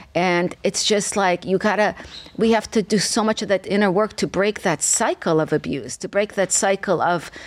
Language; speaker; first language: English; non-native, fluent; Hebrew